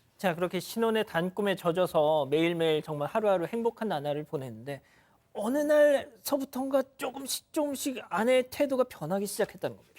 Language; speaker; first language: Korean; native; Korean